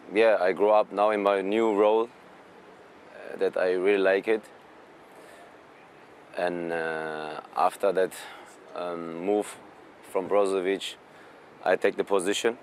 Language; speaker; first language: English; non-native, fluent; German